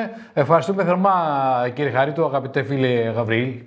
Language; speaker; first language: Greek; native; Greek